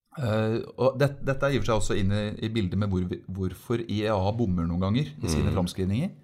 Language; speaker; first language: Norwegian; native; Norwegian